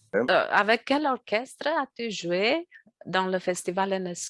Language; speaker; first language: French; non-native, fluent; Romanian